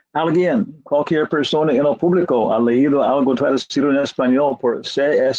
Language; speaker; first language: Spanish; non-native, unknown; English